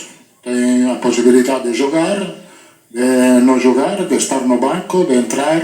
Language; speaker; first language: Spanish; non-native, fluent; Italian